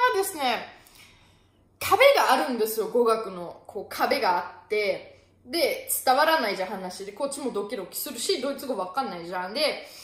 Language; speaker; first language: Japanese; non-native, fluent; German